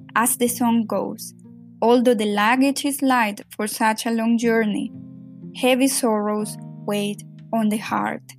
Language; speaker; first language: English; non-native, fluent; Spanish